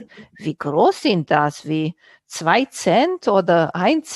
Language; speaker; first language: German; non-native, fluent; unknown